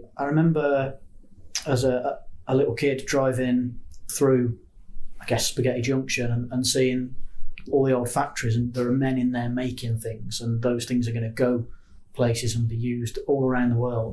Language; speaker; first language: English; native; English